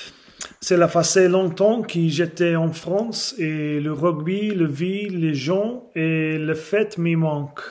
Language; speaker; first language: French; non-native, learner; English